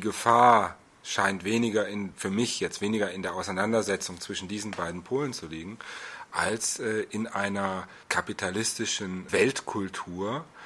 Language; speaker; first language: German; native; German